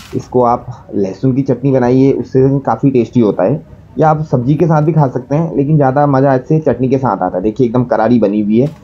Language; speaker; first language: Hindi; non-native, local second language; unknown